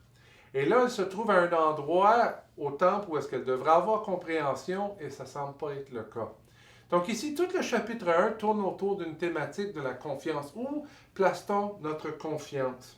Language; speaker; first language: French; native; French